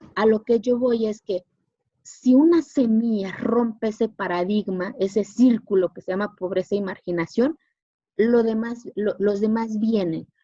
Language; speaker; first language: Spanish; non-native, local second language; Zapotec